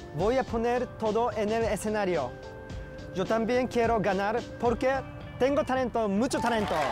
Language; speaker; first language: Spanish; non-native, learner; Japanese